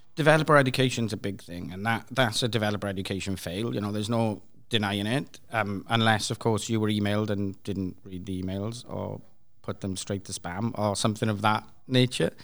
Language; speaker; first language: English; native; English